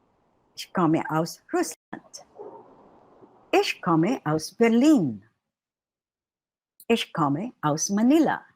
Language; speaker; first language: German; non-native, fluent; Filipino